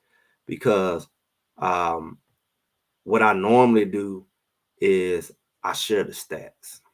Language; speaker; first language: English; native; English